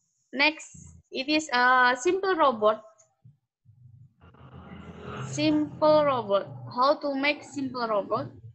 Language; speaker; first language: English; non-native, learner; Indonesian